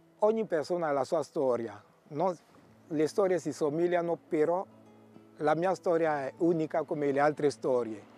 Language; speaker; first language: Italian; non-native, fluent; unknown